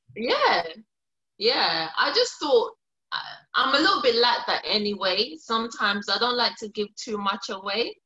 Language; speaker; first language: English; early bilingual, other home language; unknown